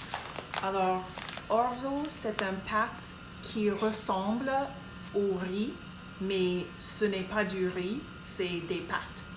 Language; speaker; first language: French; non-native, local second language; English